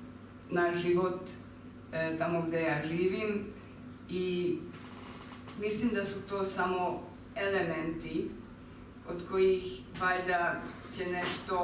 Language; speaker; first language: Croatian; non-native, local second language; Hungarian